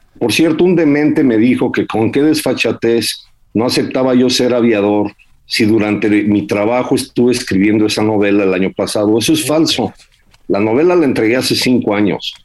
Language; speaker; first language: Spanish; early bilingual, heritage; Spanish